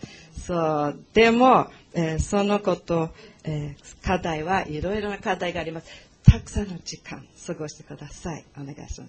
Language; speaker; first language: Japanese; non-native, learner; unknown